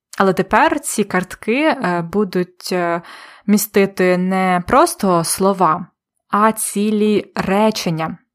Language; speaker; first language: Ukrainian; native; Ukrainian